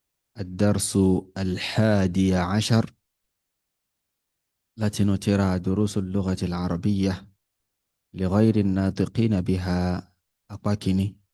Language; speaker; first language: Arabic; non-native, fluent; Yoruba